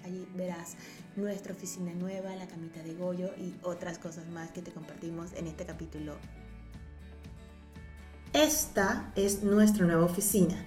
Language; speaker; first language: Spanish; native; Spanish